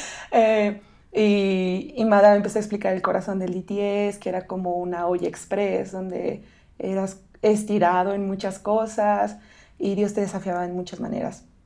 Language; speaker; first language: Spanish; native; Spanish